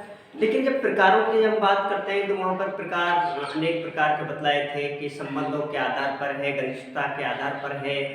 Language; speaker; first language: Hindi; native; Hindi